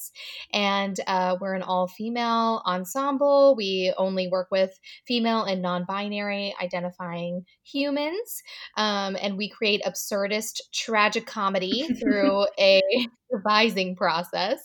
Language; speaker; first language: English; native; English